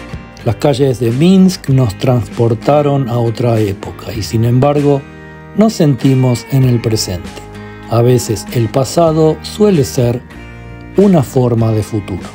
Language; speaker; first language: Spanish; native; Spanish